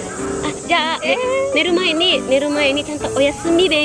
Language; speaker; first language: Japanese; non-native, fluent; Indonesian